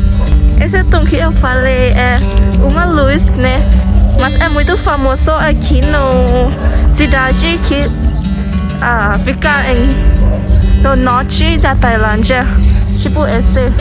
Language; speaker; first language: Portuguese; non-native, learner; Thai